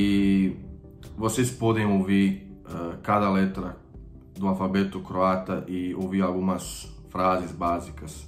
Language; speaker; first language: Portuguese; non-native, fluent; Croatian